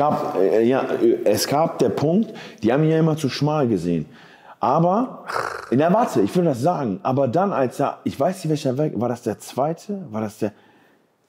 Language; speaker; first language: German; native; German